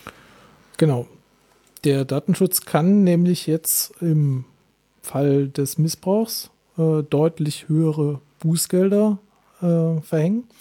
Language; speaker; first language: German; native; German